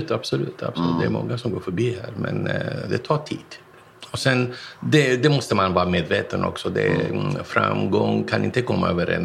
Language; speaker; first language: Swedish; non-native, fluent; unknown